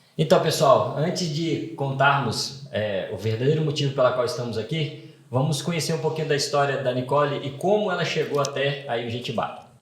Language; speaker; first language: Portuguese; native; Portuguese